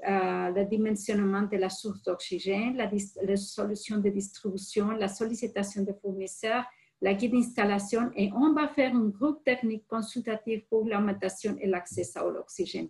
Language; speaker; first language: French; non-native, fluent; Spanish